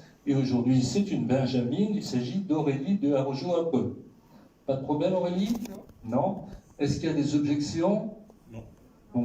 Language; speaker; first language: French; native; French